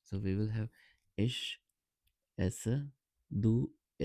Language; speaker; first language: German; non-native, fluent; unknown